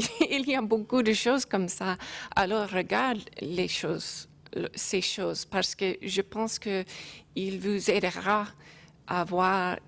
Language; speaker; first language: French; non-native, learner; English